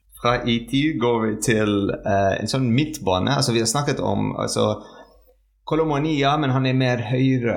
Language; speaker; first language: Norwegian; non-native, fluent; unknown